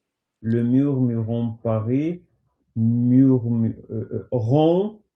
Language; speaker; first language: French; non-native, learner; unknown